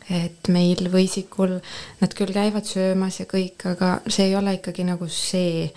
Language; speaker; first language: Estonian; non-native, local second language; Russian